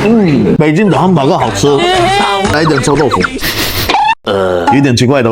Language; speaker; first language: Chinese; non-native, learner; Korean